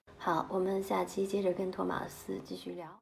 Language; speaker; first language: Chinese; native; Chinese